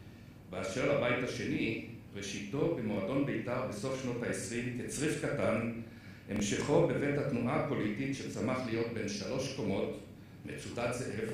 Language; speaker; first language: Hebrew; native; Hebrew